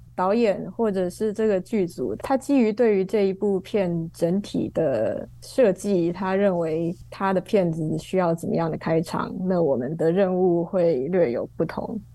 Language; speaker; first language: Chinese; native; Chinese